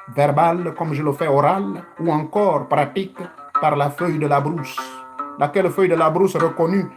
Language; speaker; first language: French; non-native, local second language; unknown